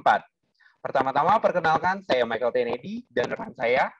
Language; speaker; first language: Indonesian; native; Indonesian